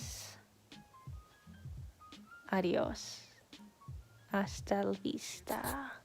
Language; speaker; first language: Spanish; non-native, learner; English